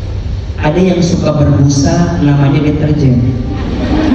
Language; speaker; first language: Indonesian; native; Indonesian